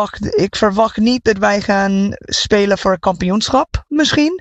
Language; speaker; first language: Dutch; non-native, fluent; English